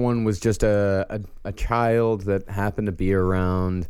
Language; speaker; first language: English; native; English